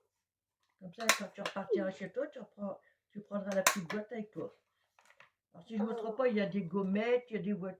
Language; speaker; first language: French; native; French